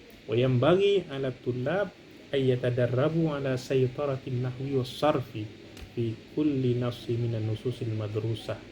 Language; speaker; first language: Arabic; non-native, fluent; Indonesian